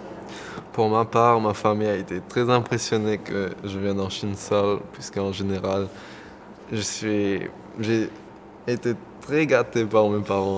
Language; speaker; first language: French; non-native, local second language; Morisyen